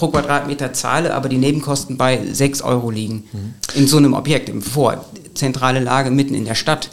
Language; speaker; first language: German; native; German